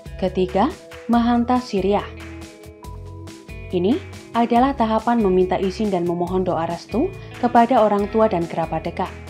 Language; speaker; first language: Indonesian; native; Indonesian